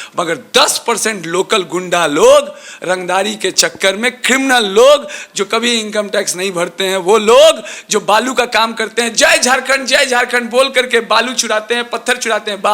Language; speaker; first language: Hindi; native; Hindi